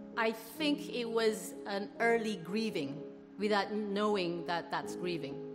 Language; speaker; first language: English; non-native, fluent; Indonesian